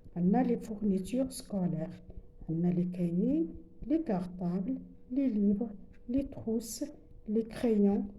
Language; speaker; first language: French; non-native, local second language; Arabic